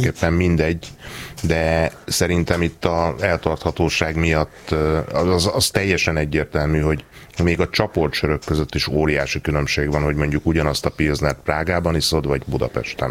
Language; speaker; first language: Hungarian; native; Hungarian